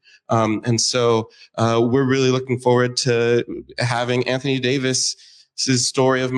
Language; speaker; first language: English; native; English